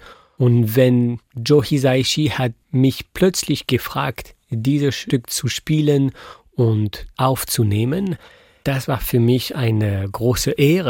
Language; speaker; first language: German; non-native, fluent; French